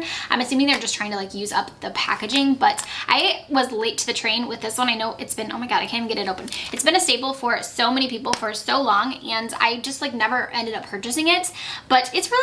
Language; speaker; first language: English; native; English